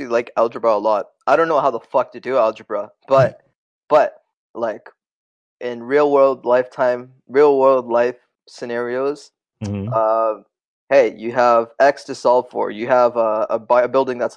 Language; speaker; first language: English; non-native, fluent; Tamil